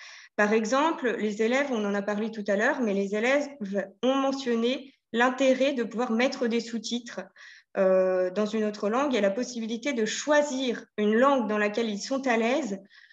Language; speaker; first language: French; native; French